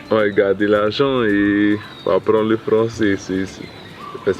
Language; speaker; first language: French; non-native, learner; English